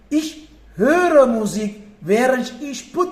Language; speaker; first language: German; non-native, fluent; Sinhala